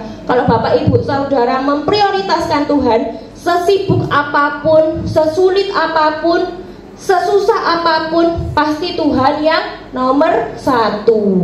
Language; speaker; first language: Indonesian; native; Indonesian